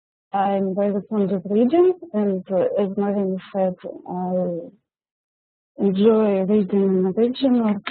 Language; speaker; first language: English; non-native, learner; Russian